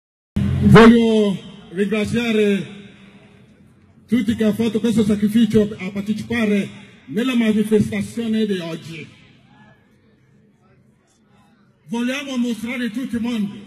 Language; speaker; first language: Italian; non-native, learner; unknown